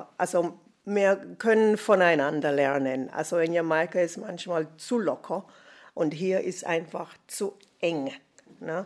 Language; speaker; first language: German; non-native, fluent; English